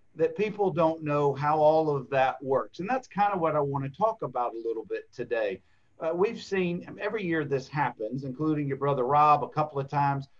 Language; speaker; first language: English; native; English